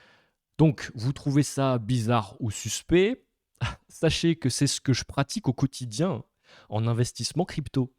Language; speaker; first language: French; native; French